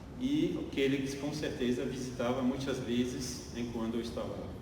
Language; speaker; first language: Portuguese; non-native, learner; French